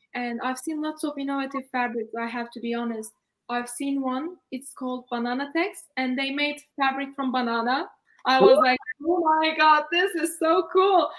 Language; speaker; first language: English; non-native, fluent; Turkish